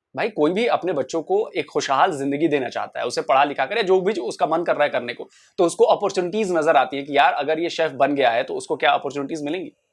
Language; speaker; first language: Hindi; native; Hindi